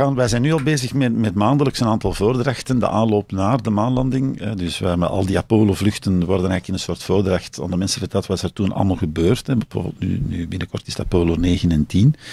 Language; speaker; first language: Dutch; native; Dutch